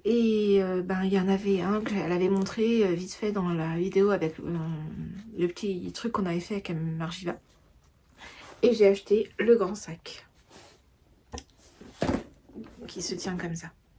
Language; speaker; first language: French; native; French